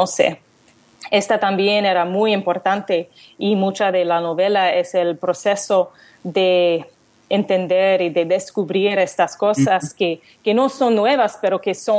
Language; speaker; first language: Spanish; non-native, learner; English